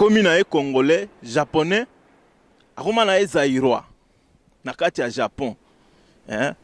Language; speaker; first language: Lingala; native; Lingala